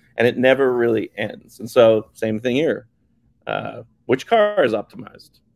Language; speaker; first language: English; native; English